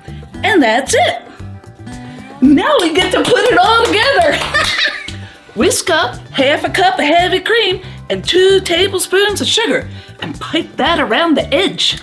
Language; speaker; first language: English; native; English